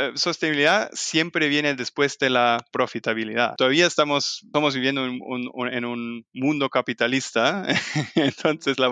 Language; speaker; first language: Spanish; non-native, fluent; German